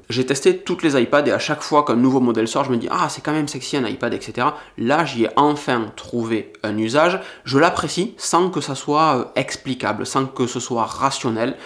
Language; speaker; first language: French; native; French